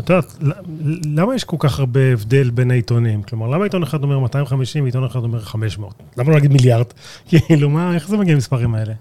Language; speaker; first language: Hebrew; native; Hebrew